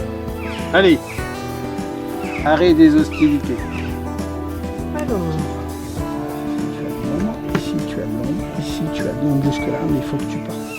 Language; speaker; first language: French; native; French